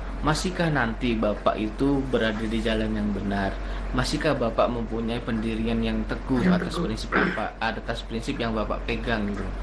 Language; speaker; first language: Indonesian; non-native, local second language; Madurese